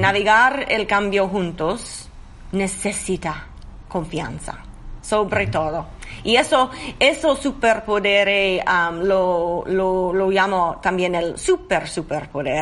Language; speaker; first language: Spanish; non-native, learner; English